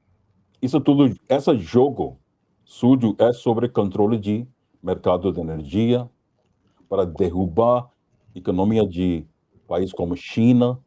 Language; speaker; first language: Portuguese; non-native, fluent; Hindi